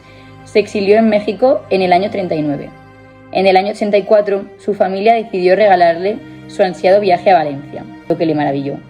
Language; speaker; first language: Spanish; native; Spanish